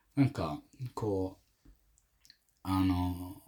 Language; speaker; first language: Japanese; early bilingual, other home language; German